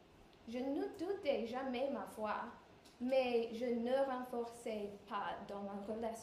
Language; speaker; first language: French; non-native, learner; English